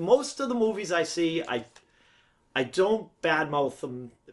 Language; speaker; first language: English; native; English